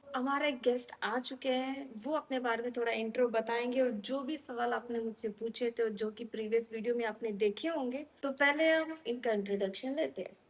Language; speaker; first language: Hindi; native; Hindi